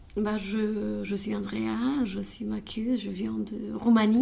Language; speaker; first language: French; non-native, learner; Romanian